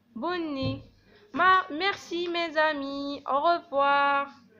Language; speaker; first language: French; non-native, local second language; Arabic